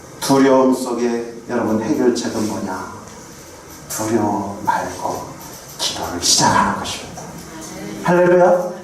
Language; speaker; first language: Korean; native; Korean